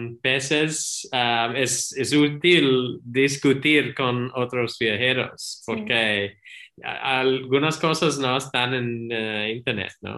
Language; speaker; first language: Spanish; non-native, learner; English